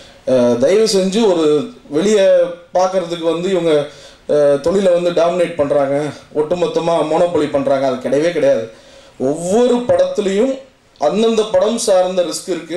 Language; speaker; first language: Tamil; native; Tamil